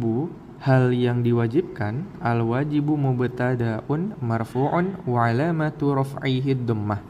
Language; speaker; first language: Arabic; non-native, learner; Indonesian